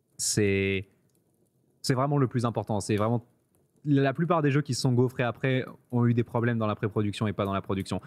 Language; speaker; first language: French; native; French